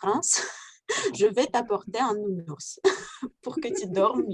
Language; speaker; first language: French; non-native, fluent; Russian